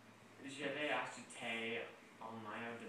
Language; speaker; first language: French; non-native, learner; English